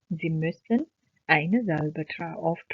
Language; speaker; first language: German; non-native, fluent; Urdu